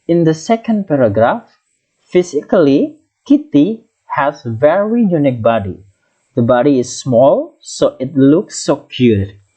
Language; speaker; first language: English; non-native, learner; Indonesian